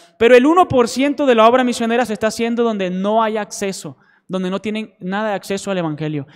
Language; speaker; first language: Spanish; native; Spanish